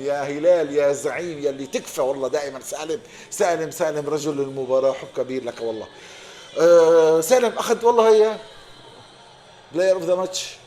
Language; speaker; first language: Arabic; native; Arabic